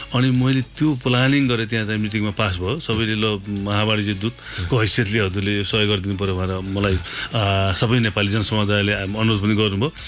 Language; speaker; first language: Nepali; native; Nepali